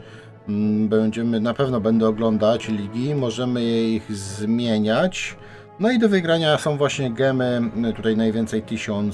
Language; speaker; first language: Polish; native; Polish